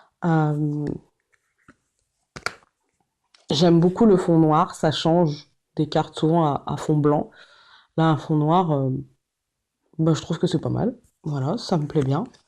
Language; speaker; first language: French; native; French